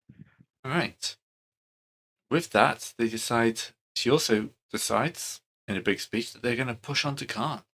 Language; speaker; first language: English; native; English